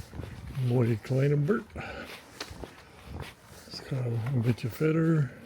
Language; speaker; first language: Dutch; non-native, learner; English